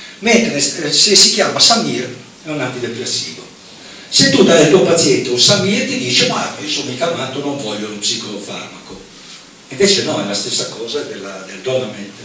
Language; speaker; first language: Italian; native; Italian